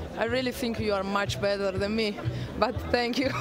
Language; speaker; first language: English; non-native, learner; Italian